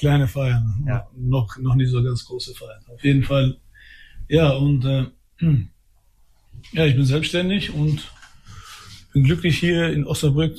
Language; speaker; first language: German; early bilingual, other home language; Albanian